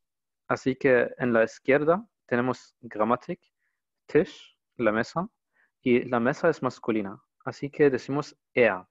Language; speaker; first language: Spanish; non-native, learner; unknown